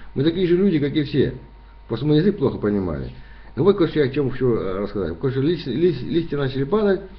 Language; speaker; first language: Russian; native; Russian